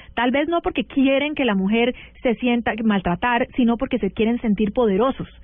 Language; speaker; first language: Spanish; early bilingual, heritage; Spanish